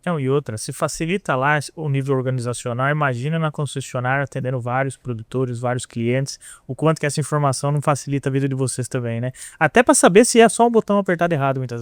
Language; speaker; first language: Portuguese; native; Portuguese